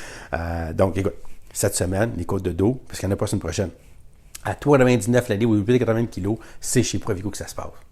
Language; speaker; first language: French; native; French